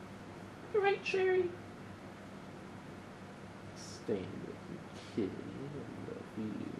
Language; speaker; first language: English; native; English